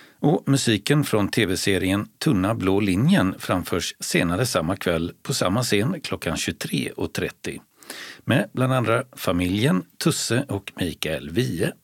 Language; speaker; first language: Swedish; native; Swedish